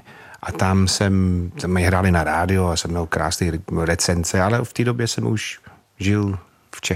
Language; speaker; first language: Czech; non-native, fluent; English